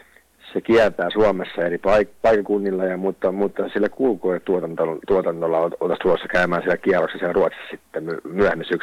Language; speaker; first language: Finnish; native; Finnish